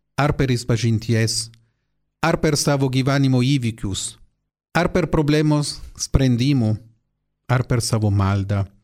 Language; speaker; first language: Lithuanian; non-native, fluent; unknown